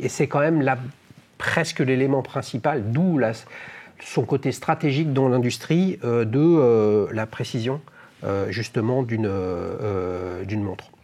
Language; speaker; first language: French; native; French